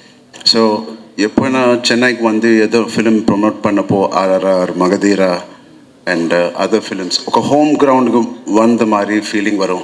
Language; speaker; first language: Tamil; non-native, learner; Telugu